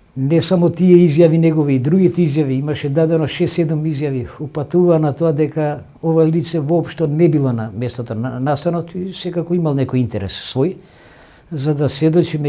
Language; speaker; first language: Macedonian; non-native, local second language; Albanian